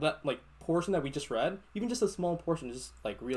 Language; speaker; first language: English; native; English